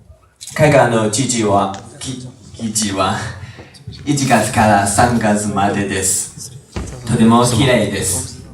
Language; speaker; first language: Japanese; non-native, learner; Chinese